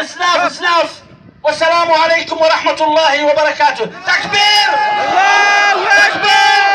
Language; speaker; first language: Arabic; non-native, fluent; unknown